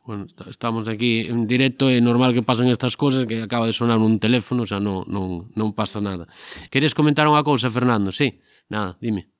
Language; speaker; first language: Galician; native; Galician